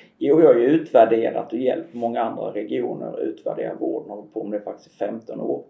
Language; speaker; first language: Swedish; native; Swedish